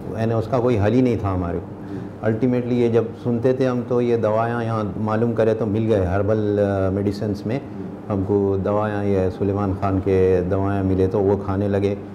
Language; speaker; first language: Hindi; non-native, local second language; Urdu